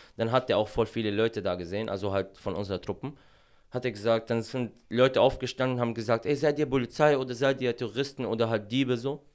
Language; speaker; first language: German; non-native, fluent; Arabic